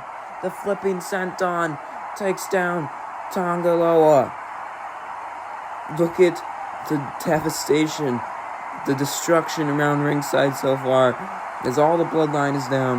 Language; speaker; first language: English; native; English